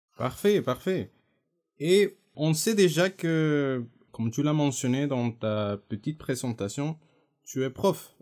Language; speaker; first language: French; non-native, fluent; Spanish